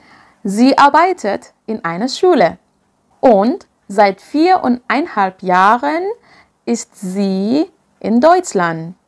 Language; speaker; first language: German; non-native, fluent; Indonesian